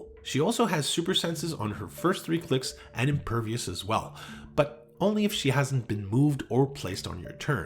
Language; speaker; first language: English; native; English